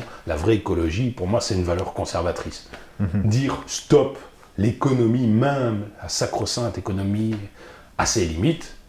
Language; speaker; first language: French; native; French